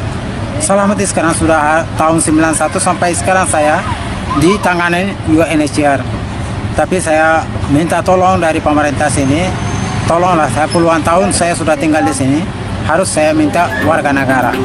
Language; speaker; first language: Indonesian; non-native, fluent; Rohingya